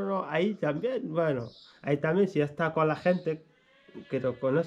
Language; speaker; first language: Spanish; non-native, fluent; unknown